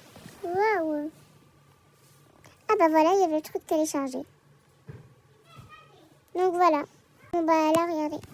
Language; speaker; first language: French; native; French